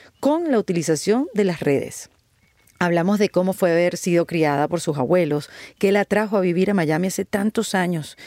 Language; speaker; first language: Spanish; native; Spanish